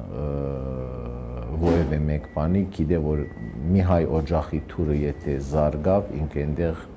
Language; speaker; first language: Armenian; early bilingual, heritage; Armenian